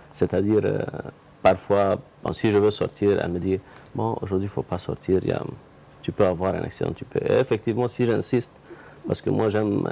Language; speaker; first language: French; non-native, fluent; Arabic